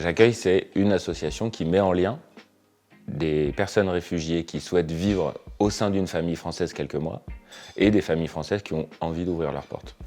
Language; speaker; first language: French; native; French